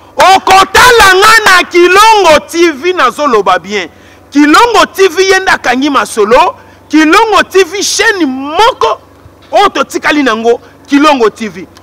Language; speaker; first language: Lingala; native; Lingala